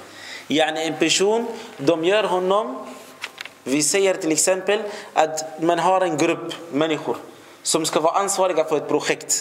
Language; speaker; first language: Swedish; non-native, fluent; Arabic